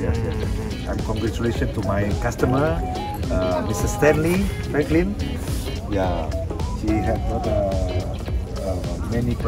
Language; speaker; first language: English; non-native, learner; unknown